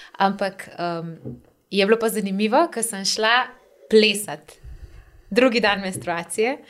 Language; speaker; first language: Slovenian; native; Slovenian